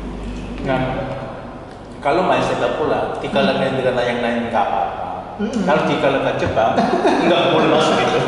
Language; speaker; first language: Indonesian; non-native, learner; Korean